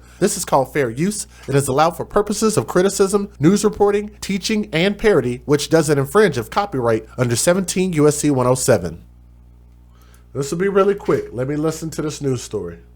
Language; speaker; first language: English; native; English